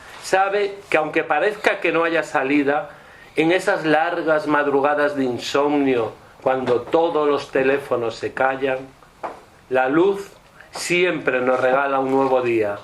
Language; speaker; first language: Spanish; native; Spanish